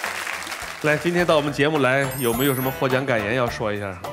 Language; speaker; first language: Chinese; native; Chinese